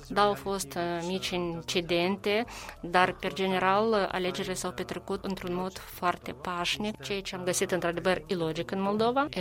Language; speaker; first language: Romanian; non-native, fluent; Albanian